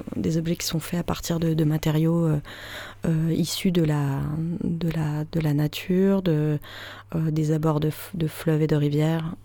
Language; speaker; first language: French; native; French